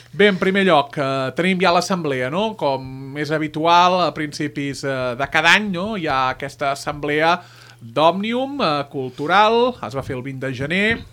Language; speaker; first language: Catalan; native; Catalan